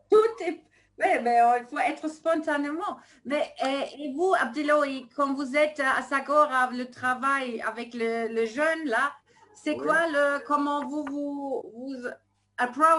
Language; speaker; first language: French; non-native, fluent; German